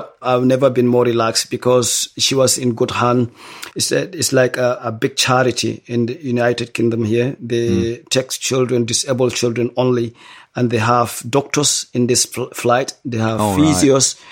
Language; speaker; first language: English; non-native, local second language; Hausa